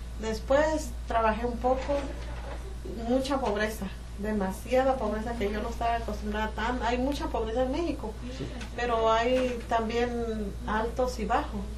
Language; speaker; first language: Spanish; native; Spanish